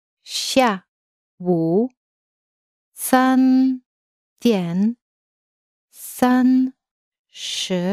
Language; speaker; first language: Chinese; non-native, learner; English